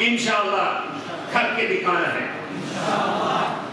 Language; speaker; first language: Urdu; non-native, local second language; Malayalam